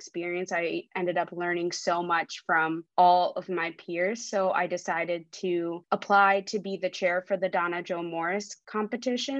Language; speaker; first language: English; early bilingual, other home language; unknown